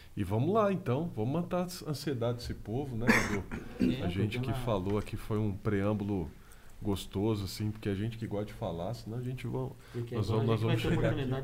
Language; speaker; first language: Portuguese; native; Portuguese